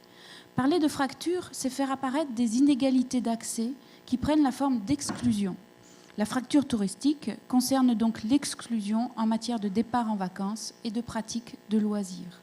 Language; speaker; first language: French; native; French